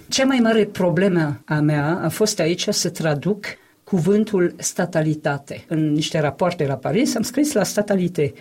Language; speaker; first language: Romanian; non-native, fluent; French